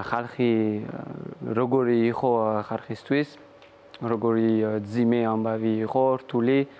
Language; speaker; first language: Georgian; non-native, fluent; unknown